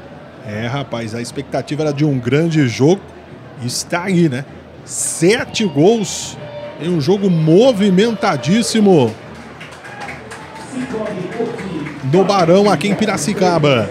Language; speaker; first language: Portuguese; native; Portuguese